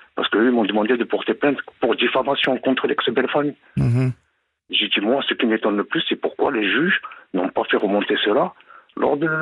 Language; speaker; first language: French; native; French